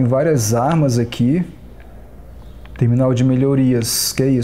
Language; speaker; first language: Portuguese; native; Portuguese